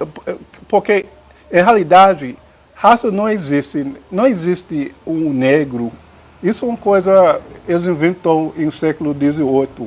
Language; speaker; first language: Portuguese; non-native, learner; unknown